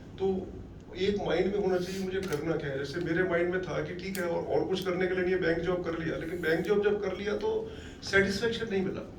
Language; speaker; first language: Hindi; native; Hindi